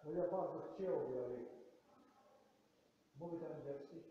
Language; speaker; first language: Polish; non-native, learner; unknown